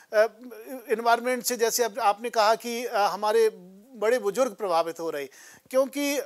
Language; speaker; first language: Hindi; native; Hindi